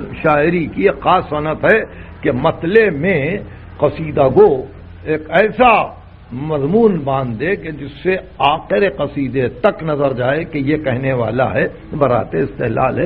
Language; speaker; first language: Urdu; native; Urdu